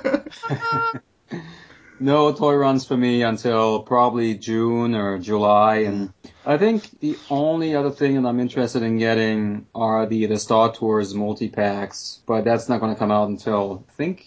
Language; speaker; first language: English; non-native, fluent; German